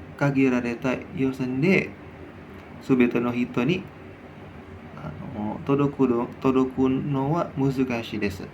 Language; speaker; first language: Japanese; non-native, learner; Indonesian